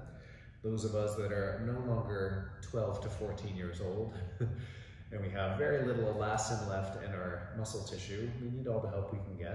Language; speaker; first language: English; native; English